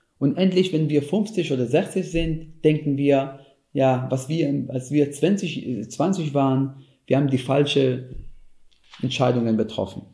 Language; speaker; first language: German; non-native, fluent; Hebrew